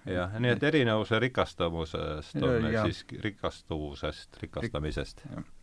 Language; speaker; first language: Estonian; native; Estonian